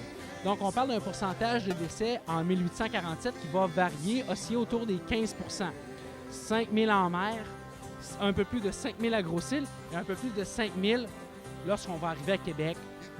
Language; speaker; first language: French; native; French